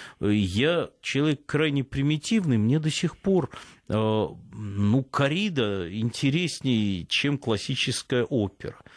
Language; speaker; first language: Russian; native; Russian